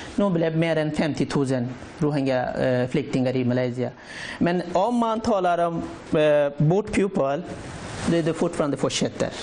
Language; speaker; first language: Swedish; non-native, learner; Rohingya